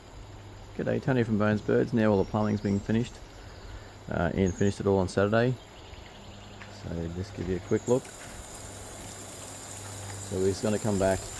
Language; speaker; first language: English; native; English